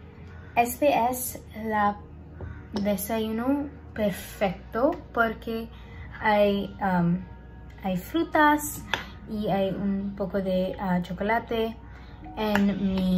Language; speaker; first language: Spanish; non-native, learner; English